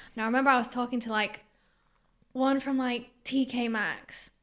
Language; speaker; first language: English; early bilingual, other home language; Greek